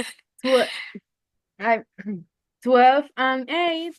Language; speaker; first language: English; non-native, learner; Spanish